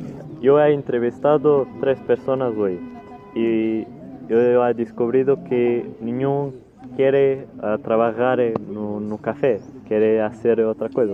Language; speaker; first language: Spanish; non-native, learner; Portuguese